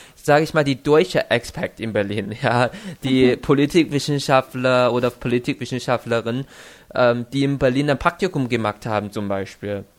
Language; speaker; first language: German; non-native, fluent; Chinese